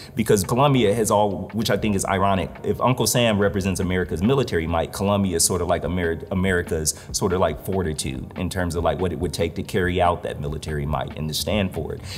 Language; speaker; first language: English; native; English